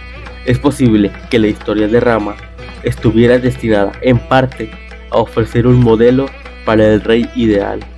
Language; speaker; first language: Spanish; native; Spanish